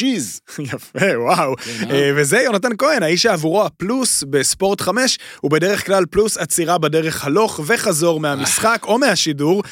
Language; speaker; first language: Hebrew; native; Hebrew